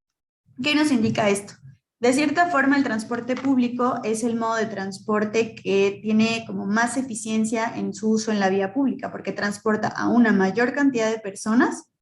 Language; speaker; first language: Spanish; native; Spanish